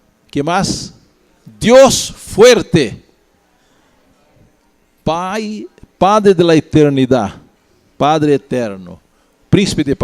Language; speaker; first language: Spanish; non-native, learner; Portuguese